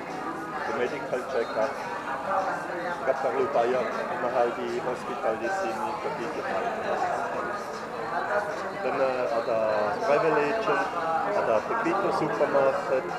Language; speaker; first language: Indonesian; non-native, fluent; German